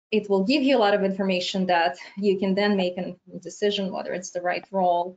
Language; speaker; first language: English; non-native, fluent; Romanian